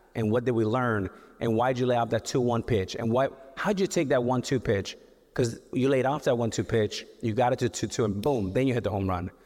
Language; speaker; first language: English; native; English